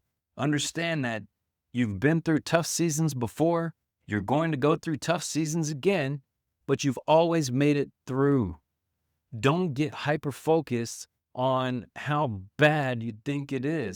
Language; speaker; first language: English; native; English